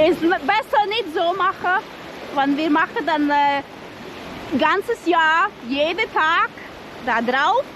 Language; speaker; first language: German; non-native, learner; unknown